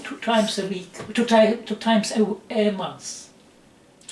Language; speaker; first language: English; non-native, learner; Russian